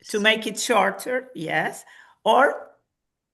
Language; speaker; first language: English; non-native, fluent; Spanish